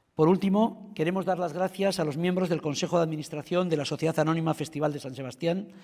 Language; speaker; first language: Spanish; native; Spanish